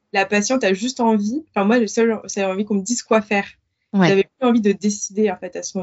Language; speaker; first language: French; native; French